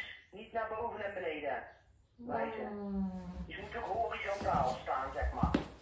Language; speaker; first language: Dutch; native; Dutch